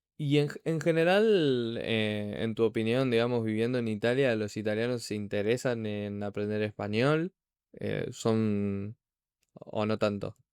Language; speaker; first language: Spanish; native; Spanish